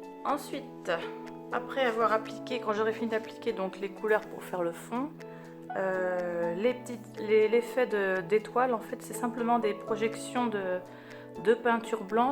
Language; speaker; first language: French; native; French